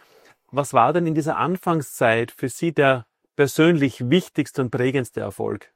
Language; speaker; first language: German; native; German